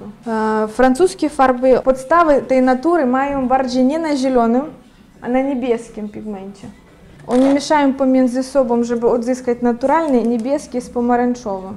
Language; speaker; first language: Polish; non-native, fluent; Ukrainian